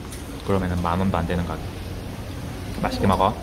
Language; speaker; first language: Korean; native; Korean